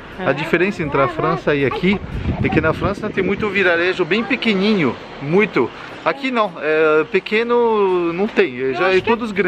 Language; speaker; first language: Portuguese; non-native, fluent; French